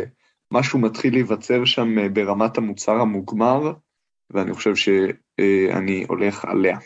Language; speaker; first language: Hebrew; native; Hebrew